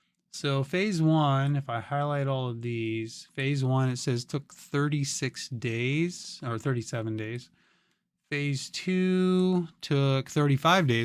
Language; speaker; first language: English; native; English